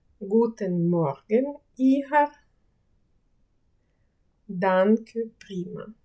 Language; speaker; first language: German; non-native, fluent; Ukrainian